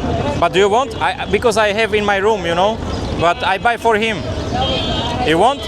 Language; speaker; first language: English; non-native, learner; Slovak